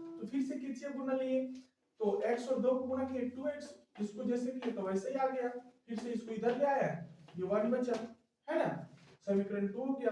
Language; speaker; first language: Hindi; native; Hindi